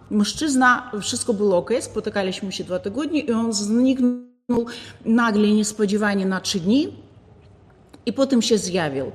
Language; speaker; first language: Polish; non-native, fluent; Ukrainian